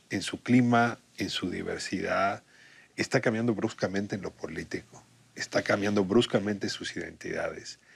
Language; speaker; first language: Spanish; native; Spanish